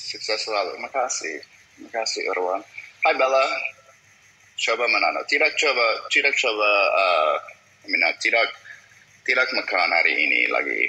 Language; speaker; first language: Indonesian; non-native, learner; English